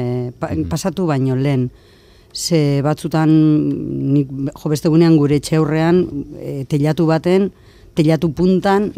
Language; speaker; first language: Basque; native; Basque